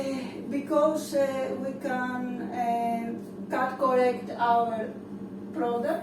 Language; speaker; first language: English; non-native, learner; Greek